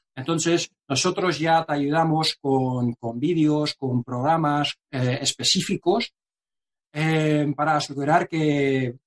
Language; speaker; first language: Spanish; non-native, fluent; Dutch